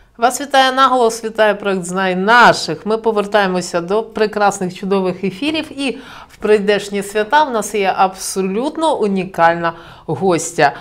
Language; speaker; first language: Ukrainian; native; Ukrainian